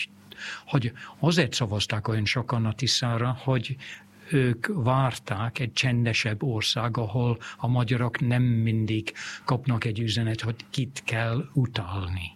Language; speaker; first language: Hungarian; non-native, fluent; English